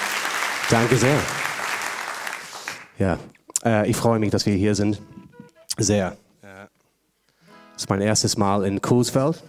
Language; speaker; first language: German; non-native, fluent; English